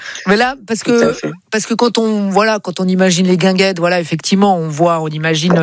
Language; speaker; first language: French; native; French